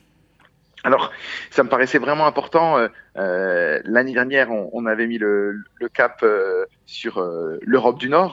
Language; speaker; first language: French; native; French